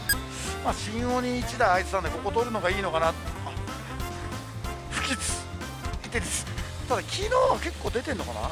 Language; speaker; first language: Japanese; native; Japanese